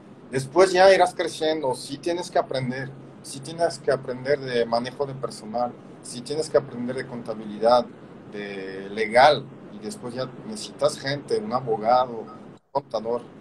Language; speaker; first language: Spanish; non-native, fluent; French